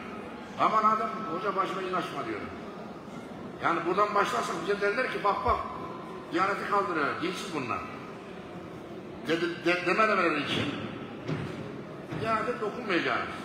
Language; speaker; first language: Turkish; native; Turkish